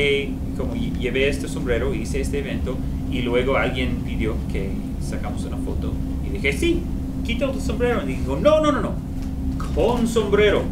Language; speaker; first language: Spanish; non-native, fluent; English